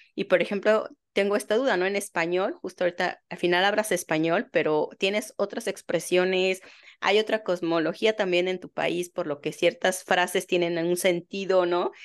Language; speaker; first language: Spanish; native; Spanish